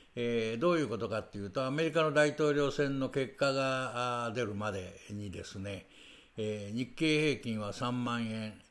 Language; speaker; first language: Japanese; native; Japanese